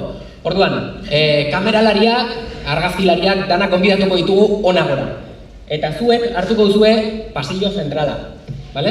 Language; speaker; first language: Basque; native; Basque